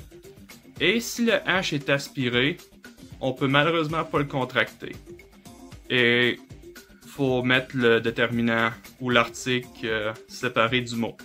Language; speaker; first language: French; native; French